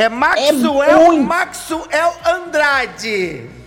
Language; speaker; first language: Portuguese; native; Portuguese